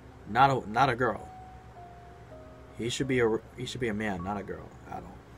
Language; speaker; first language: English; native; English